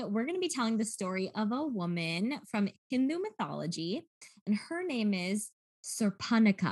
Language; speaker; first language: English; native; English